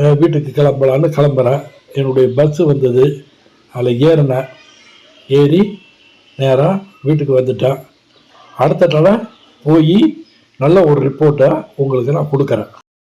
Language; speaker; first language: Tamil; native; Tamil